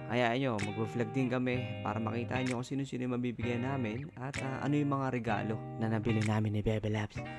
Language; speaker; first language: Filipino; native; Filipino